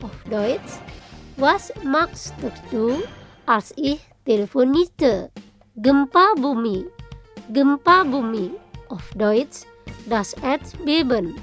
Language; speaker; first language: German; non-native, fluent; Indonesian